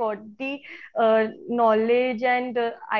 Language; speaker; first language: English; non-native, local second language; Hindi